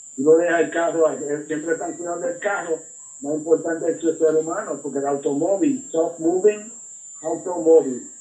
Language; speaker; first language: Spanish; early bilingual, heritage; Spanish